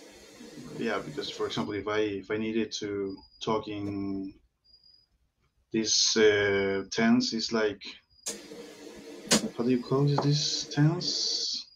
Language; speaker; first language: English; non-native, learner; Spanish